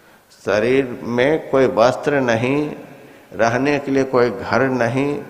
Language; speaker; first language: Hindi; native; Hindi